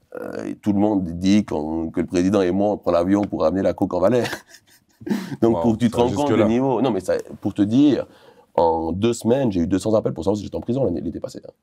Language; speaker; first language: French; native; French